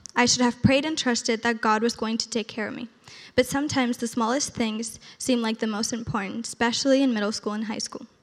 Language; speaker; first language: English; early bilingual, other home language; Spanish